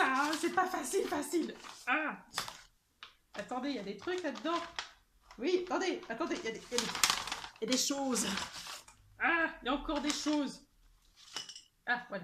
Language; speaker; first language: French; native; French